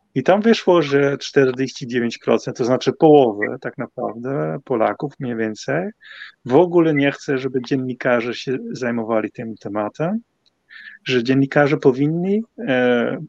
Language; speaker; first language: Polish; non-native, fluent; Dutch